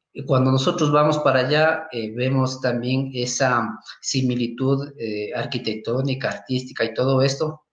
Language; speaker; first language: Spanish; native; Spanish